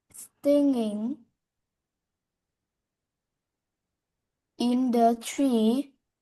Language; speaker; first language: English; non-native, learner; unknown